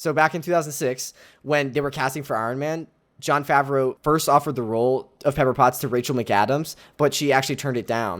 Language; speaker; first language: English; native; English